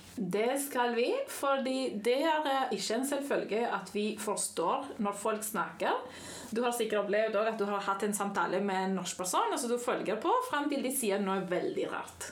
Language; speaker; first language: Norwegian; non-native, fluent; Spanish